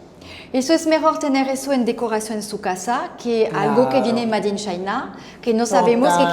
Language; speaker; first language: Spanish; non-native, fluent; French